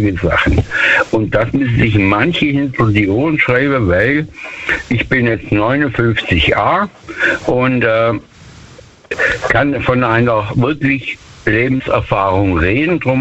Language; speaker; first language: German; native; German